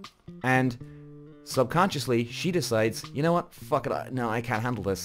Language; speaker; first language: English; native; English